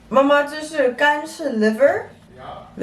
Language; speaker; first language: Chinese; early bilingual, heritage; Chinese